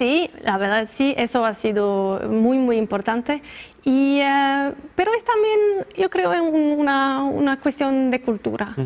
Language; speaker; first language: Spanish; non-native, fluent; Norwegian